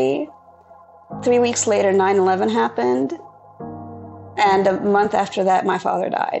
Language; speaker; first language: English; non-native, fluent; Hungarian